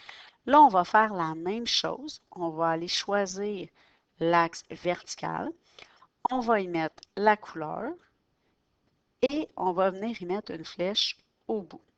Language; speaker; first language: French; native; French